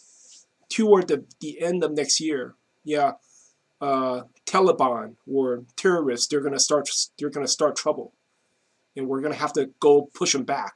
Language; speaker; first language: English; non-native, fluent; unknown